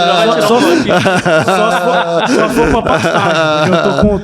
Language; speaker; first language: Portuguese; native; Portuguese